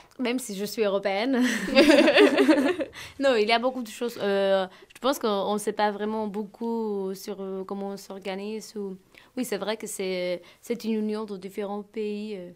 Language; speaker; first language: French; non-native, fluent; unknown